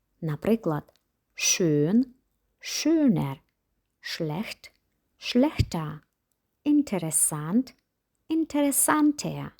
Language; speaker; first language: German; non-native, fluent; Ukrainian